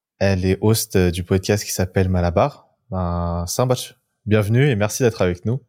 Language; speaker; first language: French; native; French